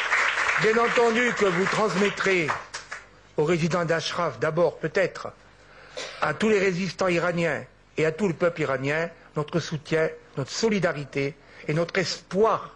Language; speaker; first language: French; native; French